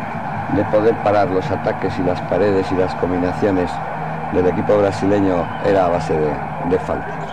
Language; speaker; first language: Spanish; native; Spanish